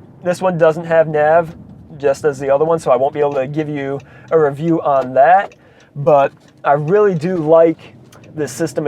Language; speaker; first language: English; native; English